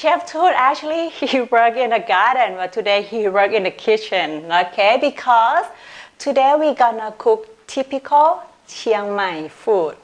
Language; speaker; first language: English; non-native, local second language; Thai